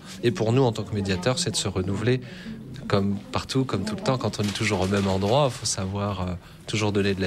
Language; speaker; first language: French; native; French